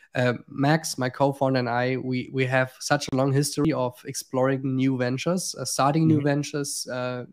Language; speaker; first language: English; non-native, fluent; German